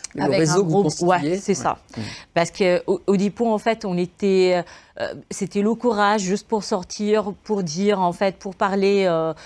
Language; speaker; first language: French; non-native, fluent; Arabic